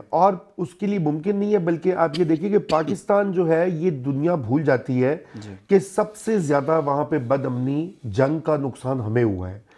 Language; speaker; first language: Urdu; non-native, local second language; Punjabi